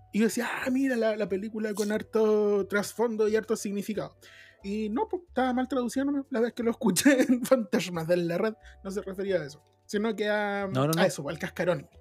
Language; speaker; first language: Spanish; native; Spanish